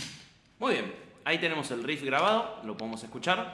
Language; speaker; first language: Spanish; native; Spanish